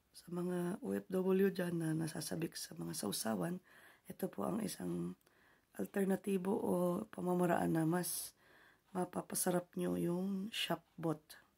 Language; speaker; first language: Filipino; native; Filipino